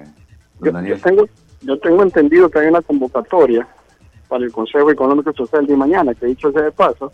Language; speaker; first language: Spanish; native; Spanish